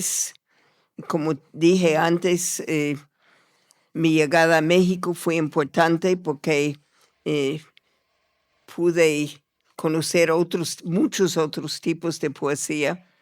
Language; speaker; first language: Spanish; non-native, fluent; English